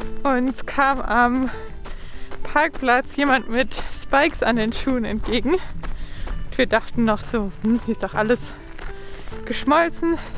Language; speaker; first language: German; native; German